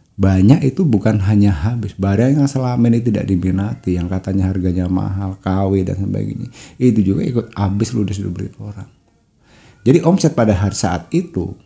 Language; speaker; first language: Indonesian; non-native, local second language; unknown